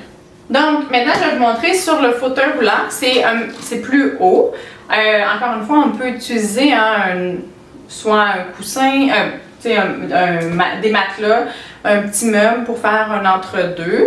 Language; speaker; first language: French; native; French